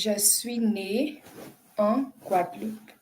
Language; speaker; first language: French; non-native, learner; English